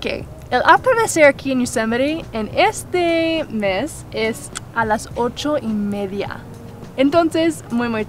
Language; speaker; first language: Spanish; non-native, learner; English